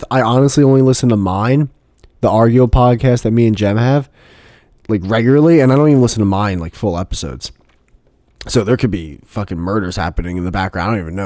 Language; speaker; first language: English; native; English